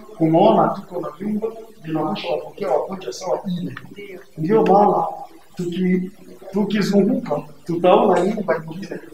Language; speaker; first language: Swahili; native; Swahili